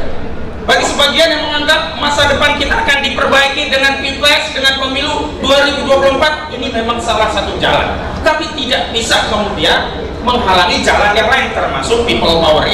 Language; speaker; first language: Indonesian; native; Indonesian